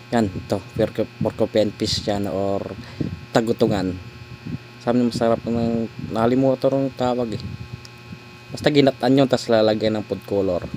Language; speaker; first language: Filipino; non-native, local second language; Cebuano